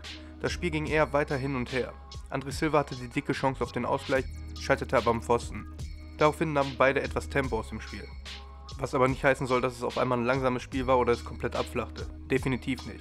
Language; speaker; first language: German; native; German